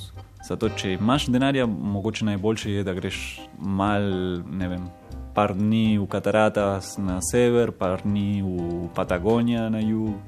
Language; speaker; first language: Slovenian; non-native, learner; Spanish